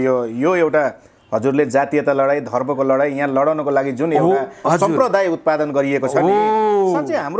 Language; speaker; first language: Nepali; native; Nepali